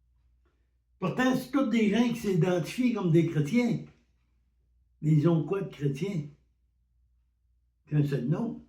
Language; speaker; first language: French; native; French